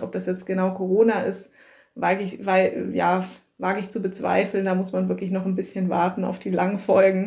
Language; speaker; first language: German; native; German